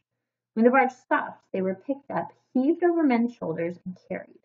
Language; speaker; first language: English; native; English